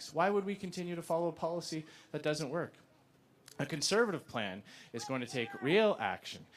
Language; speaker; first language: English; native; English